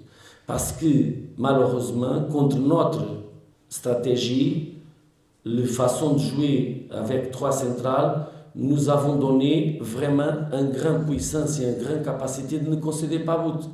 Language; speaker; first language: French; non-native, learner; Portuguese